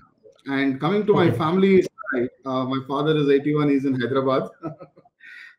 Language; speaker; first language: English; non-native, local second language; Telugu